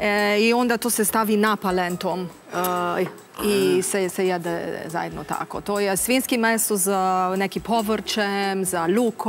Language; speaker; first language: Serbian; non-native, learner; Romanian